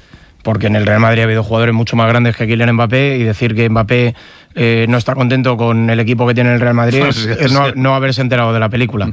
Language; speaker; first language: Spanish; native; Spanish